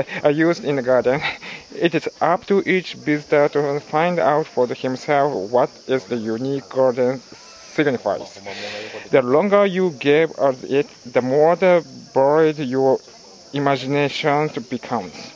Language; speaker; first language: English; non-native, learner; Japanese